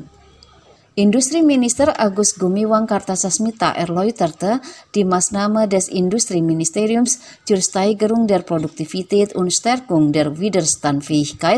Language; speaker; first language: German; non-native, fluent; Indonesian